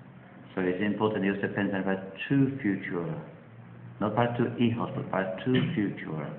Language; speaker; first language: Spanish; non-native, learner; English